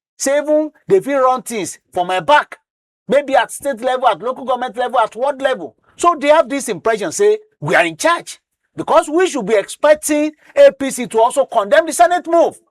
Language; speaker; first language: Nigerian Pidgin; native; Nigerian Pidgin